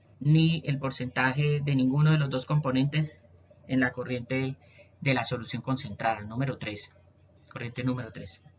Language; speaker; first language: Spanish; native; Spanish